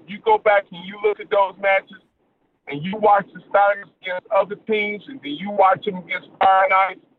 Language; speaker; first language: English; native; English